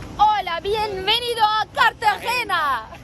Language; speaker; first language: Spanish; non-native, learner; Turkish